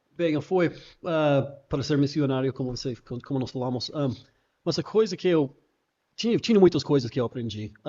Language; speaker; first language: Portuguese; non-native, fluent; English